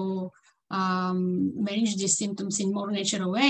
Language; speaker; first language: English; non-native, fluent; Bulgarian